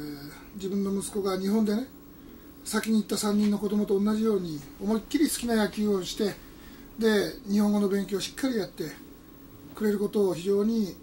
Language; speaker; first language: Japanese; native; Japanese